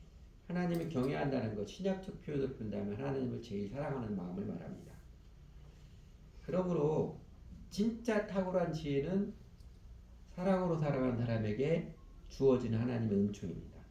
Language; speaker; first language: Korean; native; Korean